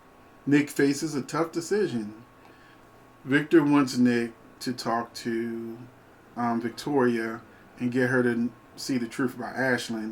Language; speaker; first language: English; native; English